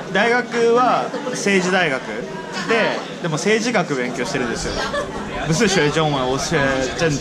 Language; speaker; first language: Japanese; native; Japanese